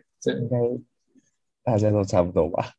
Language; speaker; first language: Chinese; non-native, fluent; Japanese